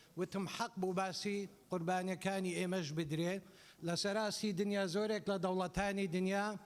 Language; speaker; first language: Central Kurdish; non-native, local second language; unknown